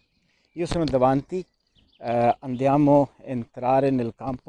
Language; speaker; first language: Italian; non-native, learner; Urdu